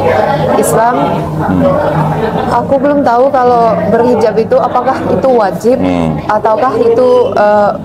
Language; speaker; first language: Indonesian; non-native, fluent; Finnish